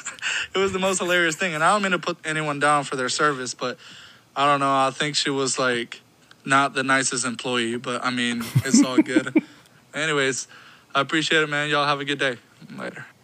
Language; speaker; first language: English; non-native, fluent; Spanish